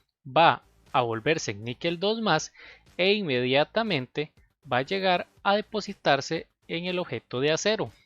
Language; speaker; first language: Spanish; native; Spanish